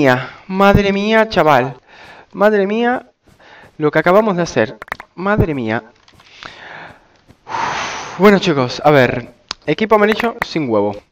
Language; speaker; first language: Spanish; native; Spanish